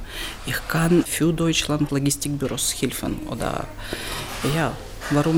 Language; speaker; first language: German; non-native, learner; Ukrainian